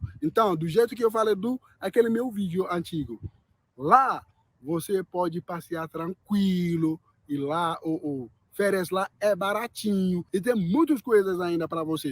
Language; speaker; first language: Portuguese; non-native, learner; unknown